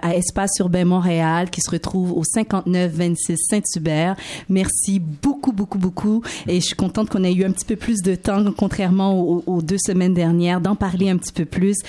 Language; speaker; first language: French; native; French